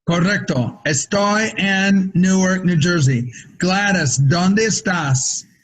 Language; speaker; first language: Spanish; non-native, fluent; English